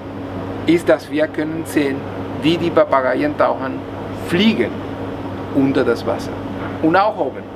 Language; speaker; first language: German; non-native, learner; Spanish